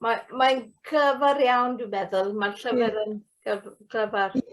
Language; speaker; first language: Welsh; non-native, fluent; English